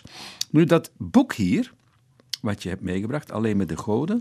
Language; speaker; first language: Dutch; native; Dutch